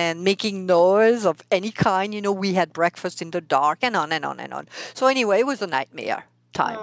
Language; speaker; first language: English; non-native, fluent; French